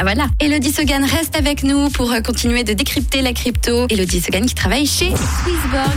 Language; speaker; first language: French; native; French